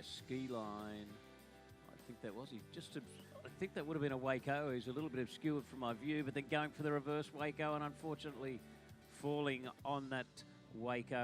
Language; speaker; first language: English; native; English